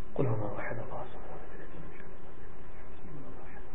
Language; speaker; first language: Arabic; non-native, fluent; English